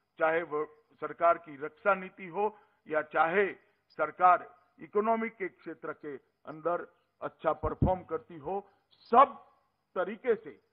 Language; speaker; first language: Hindi; non-native, local second language; Gujarati